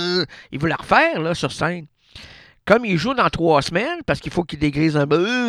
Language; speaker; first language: French; native; French